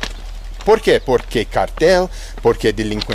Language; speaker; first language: Spanish; non-native, learner; English